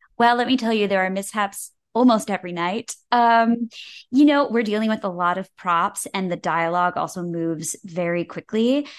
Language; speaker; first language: English; native; English